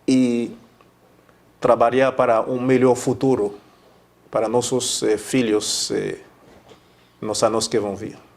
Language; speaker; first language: Portuguese; non-native, fluent; Haitian Creole